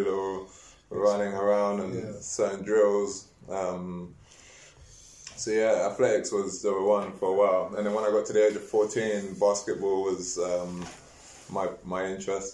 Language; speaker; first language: English; native; English